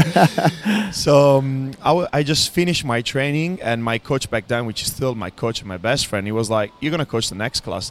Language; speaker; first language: English; non-native, fluent; Italian